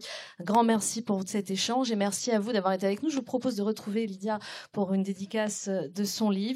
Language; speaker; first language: French; native; French